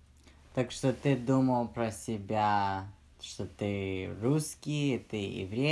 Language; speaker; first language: Russian; early bilingual, heritage; Russian